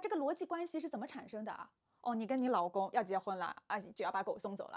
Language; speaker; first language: Chinese; native; Chinese